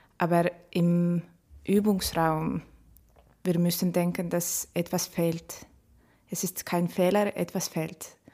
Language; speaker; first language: German; non-native, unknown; Estonian